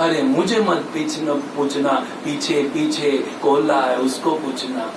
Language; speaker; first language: Hindi; non-native, local second language; Marathi